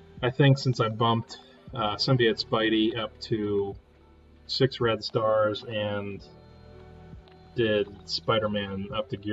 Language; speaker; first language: English; native; English